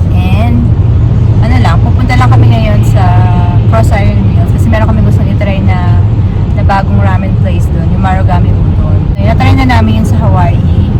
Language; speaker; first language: Filipino; native; Filipino